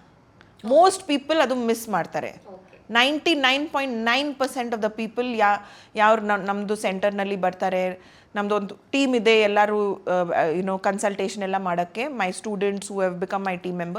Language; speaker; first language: Kannada; non-native, local second language; Hindi